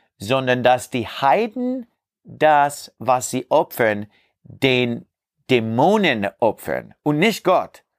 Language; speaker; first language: German; non-native, learner; English